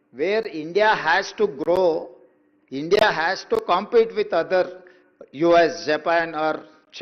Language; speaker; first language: Hindi; non-native, local second language; Telugu